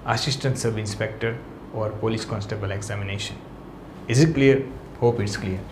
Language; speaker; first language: English; non-native, local second language; Gujarati